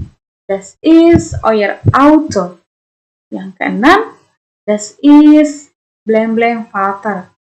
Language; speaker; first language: German; non-native, learner; Indonesian